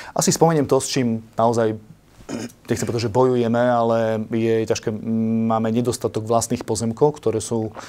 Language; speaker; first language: Slovak; native; Slovak